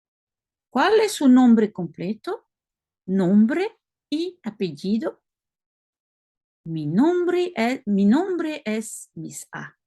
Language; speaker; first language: Spanish; non-native, learner; French